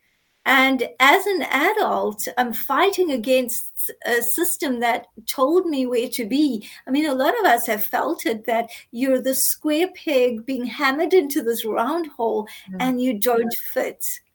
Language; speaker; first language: English; native; English